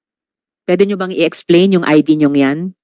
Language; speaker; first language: Filipino; native; Filipino